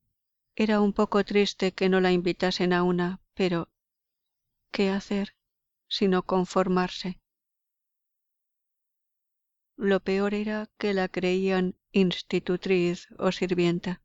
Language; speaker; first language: Spanish; native; Spanish